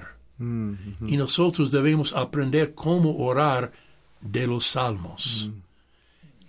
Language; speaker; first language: Spanish; non-native, fluent; English